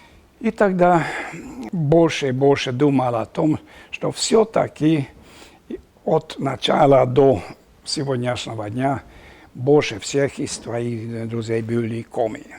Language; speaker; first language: Russian; non-native, fluent; Hungarian